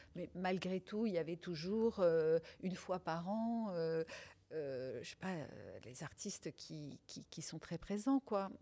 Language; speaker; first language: French; early bilingual, other home language; Italian